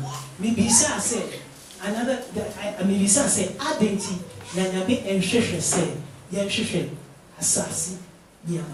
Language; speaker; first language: French; non-native, fluent; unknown